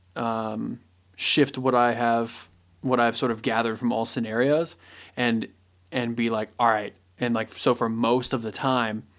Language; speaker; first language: English; native; English